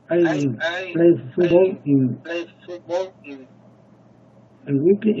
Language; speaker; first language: English; non-native, learner; Spanish